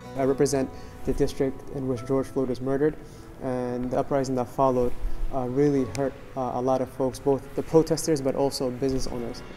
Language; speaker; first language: English; native; English